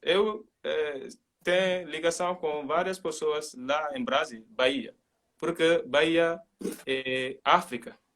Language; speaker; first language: Portuguese; non-native, learner; Mandingo